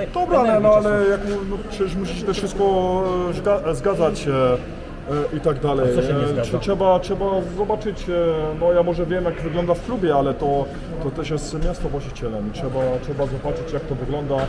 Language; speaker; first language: Polish; early bilingual, heritage; Polish